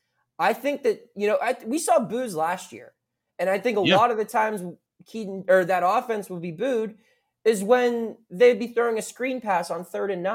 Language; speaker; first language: English; native; English